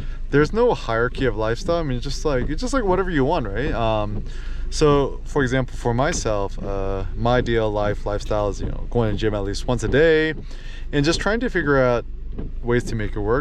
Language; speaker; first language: English; early bilingual, other home language; Korean